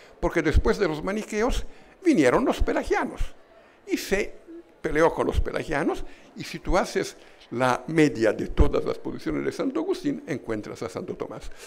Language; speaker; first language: Spanish; non-native, fluent; Italian